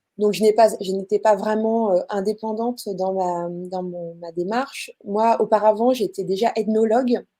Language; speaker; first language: French; native; French